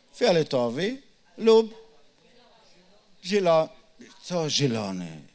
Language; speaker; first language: Polish; non-native, learner; Hebrew